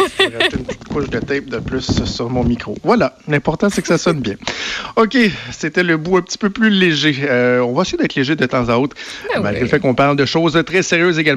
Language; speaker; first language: French; native; French